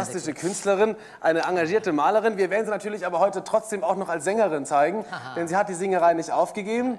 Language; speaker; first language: German; native; German